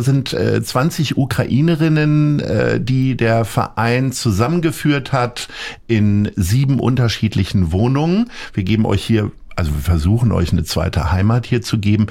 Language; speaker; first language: German; native; German